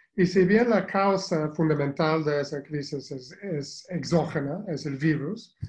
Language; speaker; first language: Spanish; non-native, fluent; English